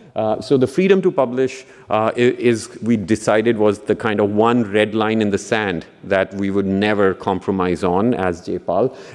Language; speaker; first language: English; non-native, local second language; Punjabi